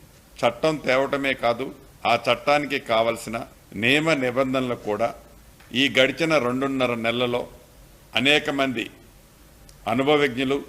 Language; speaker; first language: Telugu; native; Telugu